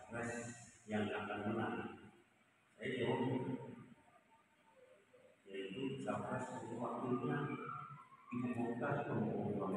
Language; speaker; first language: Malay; non-native, local second language; Javanese